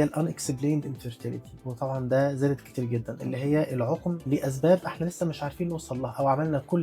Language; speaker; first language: Arabic; native; Arabic